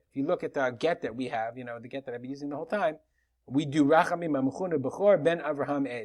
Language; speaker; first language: English; native; English